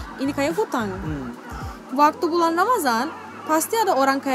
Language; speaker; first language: Indonesian; non-native, fluent; Turkish